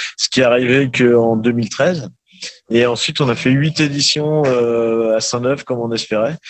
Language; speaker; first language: French; native; French